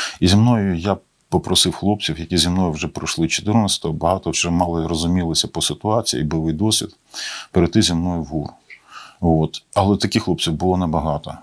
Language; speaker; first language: Ukrainian; native; Ukrainian